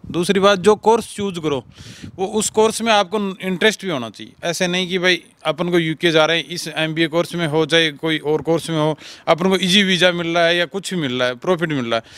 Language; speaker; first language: Hindi; non-native, local second language; Punjabi